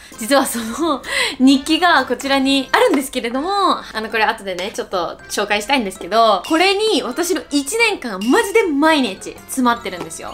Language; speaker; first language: Japanese; native; Japanese